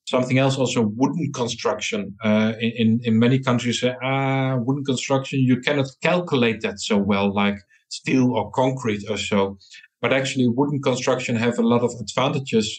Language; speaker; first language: English; non-native, fluent; Dutch